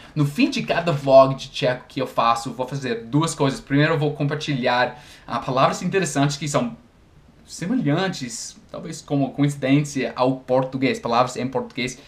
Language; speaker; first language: Portuguese; non-native, fluent; English